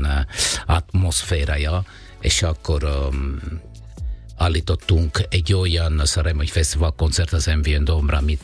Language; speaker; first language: Hungarian; non-native, fluent; Italian